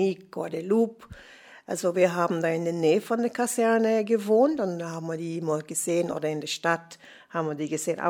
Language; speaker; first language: German; non-native, fluent; English